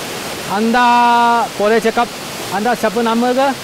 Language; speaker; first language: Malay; non-native, local second language; Cantonese